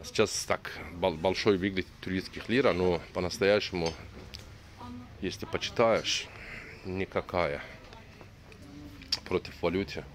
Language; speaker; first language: Russian; non-native, learner; Turkish